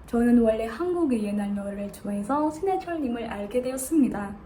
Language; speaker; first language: Korean; non-native, fluent; Indonesian